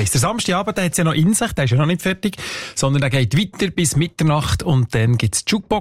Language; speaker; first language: German; native; German